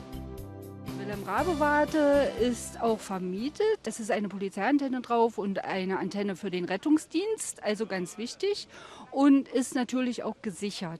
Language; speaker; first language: German; native; German